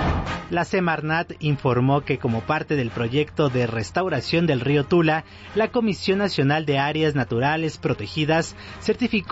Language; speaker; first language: Spanish; native; Spanish